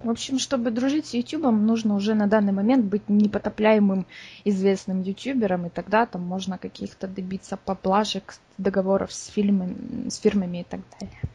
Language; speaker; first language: Russian; native; Russian